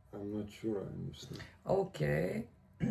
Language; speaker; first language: English; non-native, learner; Turkish